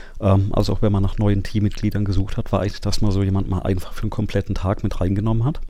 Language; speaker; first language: German; native; German